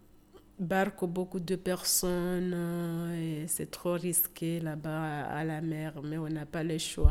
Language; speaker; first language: French; non-native, local second language; Comorian